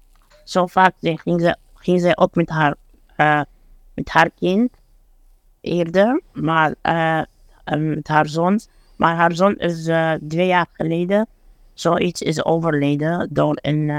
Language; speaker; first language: Dutch; non-native, fluent; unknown